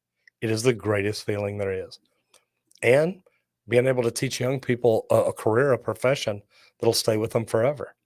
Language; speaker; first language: English; native; English